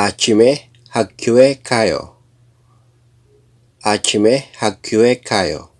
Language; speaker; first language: Korean; non-native, learner; Filipino